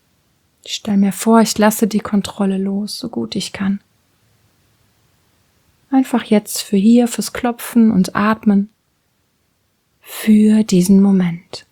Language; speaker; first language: German; native; German